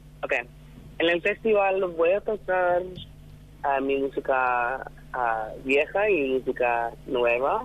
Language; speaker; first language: Spanish; non-native, fluent; English